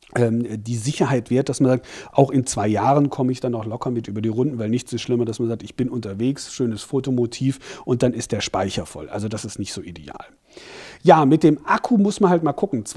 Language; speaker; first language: German; native; German